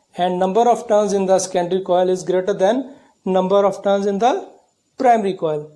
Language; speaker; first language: English; non-native, local second language; Punjabi